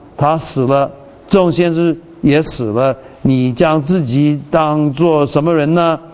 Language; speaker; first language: Chinese; early bilingual, heritage; Chinese